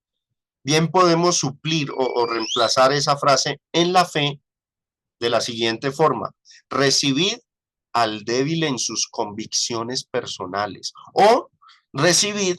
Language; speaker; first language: Spanish; native; Spanish